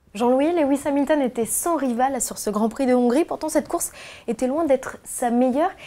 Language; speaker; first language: French; native; French